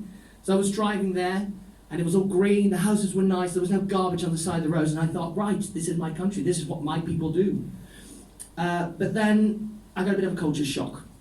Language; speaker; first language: English; non-native, fluent; Dutch